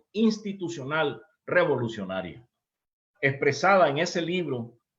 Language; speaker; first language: Spanish; native; Spanish